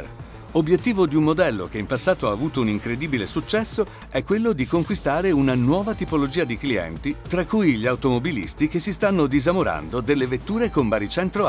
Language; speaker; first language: Italian; native; Italian